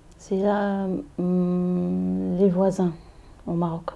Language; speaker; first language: French; non-native, learner; Arabic